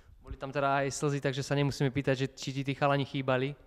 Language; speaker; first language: Slovak; native; Slovak